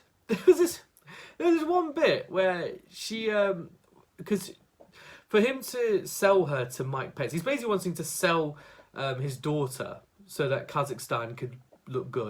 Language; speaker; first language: English; native; English